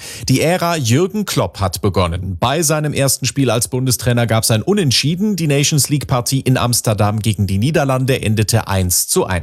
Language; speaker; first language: German; native; German